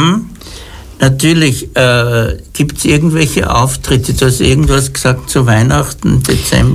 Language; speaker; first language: German; native; German